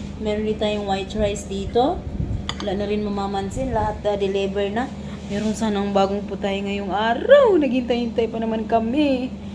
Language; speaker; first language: Filipino; non-native, local second language; Cebuano